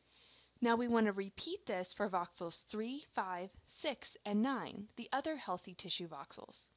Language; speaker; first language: English; native; English